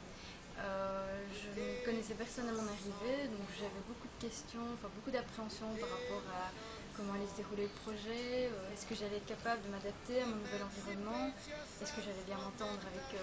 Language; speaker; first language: French; native; French